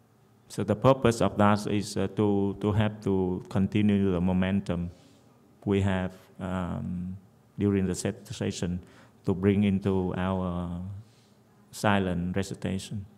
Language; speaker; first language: English; non-native, fluent; Vietnamese